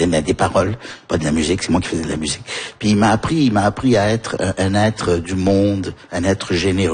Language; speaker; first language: French; early bilingual, other home language; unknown